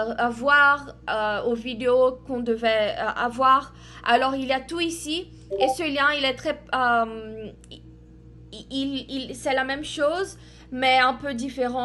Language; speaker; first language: French; non-native, fluent; Portuguese